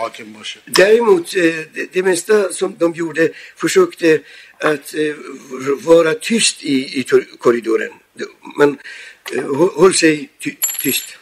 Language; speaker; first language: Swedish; non-native, fluent; Persian